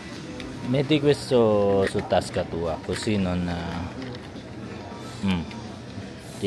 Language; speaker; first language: Italian; non-native, learner; Filipino